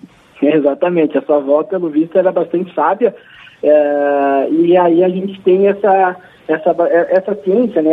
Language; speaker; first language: Portuguese; native; Portuguese